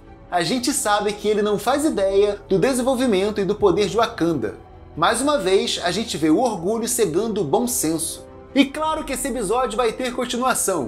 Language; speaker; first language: Portuguese; native; Portuguese